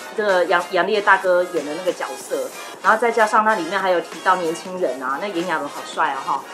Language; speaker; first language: Chinese; native; Chinese